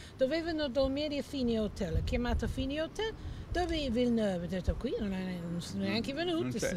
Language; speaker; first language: Italian; non-native, fluent; English